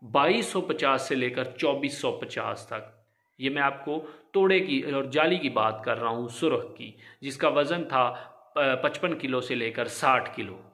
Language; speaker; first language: Urdu; non-native, local second language; Punjabi